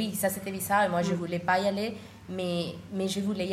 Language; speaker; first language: French; non-native, learner; Spanish